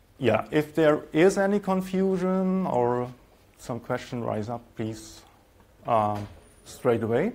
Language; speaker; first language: English; non-native, fluent; German